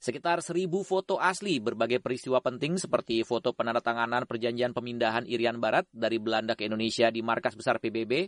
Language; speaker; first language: Indonesian; native; Indonesian